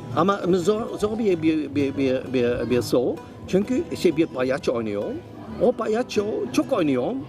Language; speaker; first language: Turkish; non-native, learner; Dutch